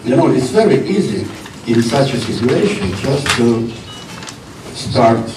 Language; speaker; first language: English; non-native, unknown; Ukrainian